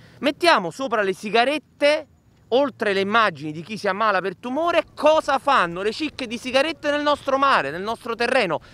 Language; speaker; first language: Italian; native; Italian